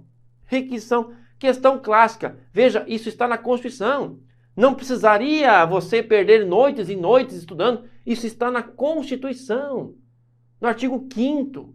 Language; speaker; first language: Portuguese; native; Portuguese